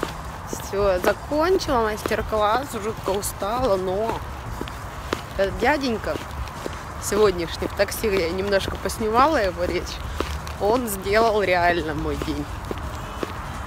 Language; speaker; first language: Russian; native; Russian